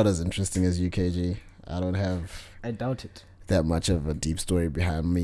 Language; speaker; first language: English; non-native, local second language; Bemba